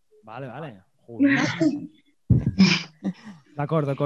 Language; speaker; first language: Catalan; native; Catalan